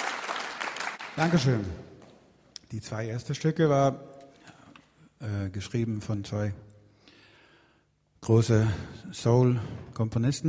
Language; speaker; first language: German; non-native, fluent; Swedish